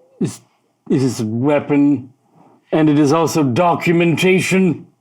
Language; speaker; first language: English; native; English